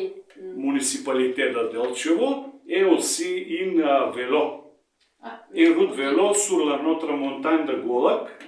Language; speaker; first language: French; non-native, learner; Macedonian